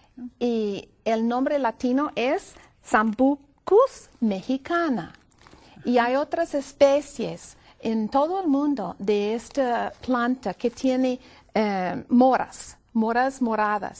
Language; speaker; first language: Spanish; non-native, fluent; English